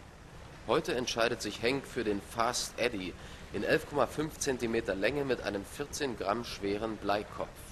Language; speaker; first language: German; native; German